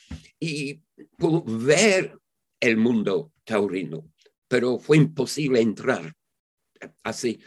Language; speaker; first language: Spanish; non-native, fluent; English